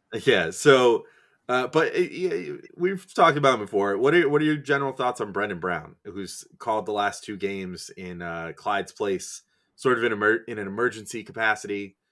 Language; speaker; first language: English; native; English